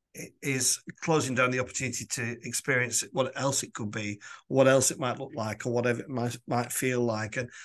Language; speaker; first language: English; native; English